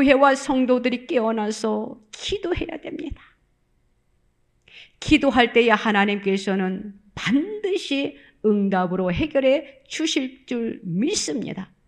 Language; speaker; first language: Korean; native; Korean